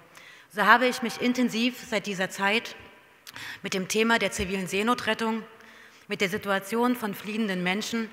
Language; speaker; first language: German; native; German